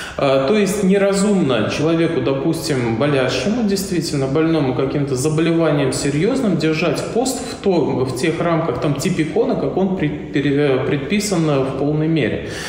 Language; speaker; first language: Russian; native; Russian